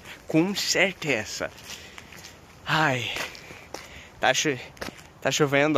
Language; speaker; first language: Portuguese; non-native, fluent; Swedish